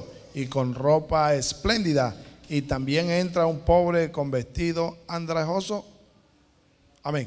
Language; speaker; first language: Spanish; native; Spanish